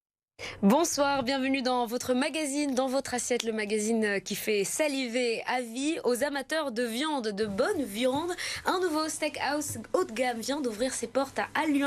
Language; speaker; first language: French; native; French